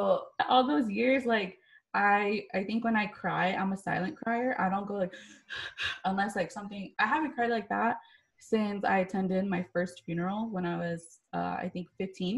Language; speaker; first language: English; native; English